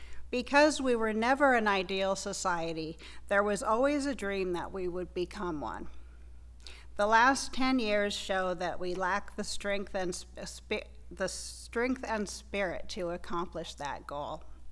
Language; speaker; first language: English; native; English